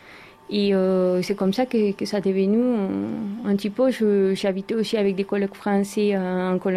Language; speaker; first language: French; non-native, fluent; Spanish